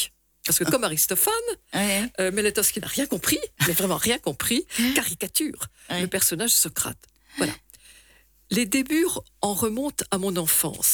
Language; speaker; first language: French; native; French